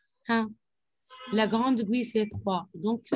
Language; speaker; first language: French; non-native, fluent; Arabic